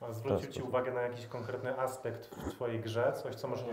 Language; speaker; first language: Polish; native; Polish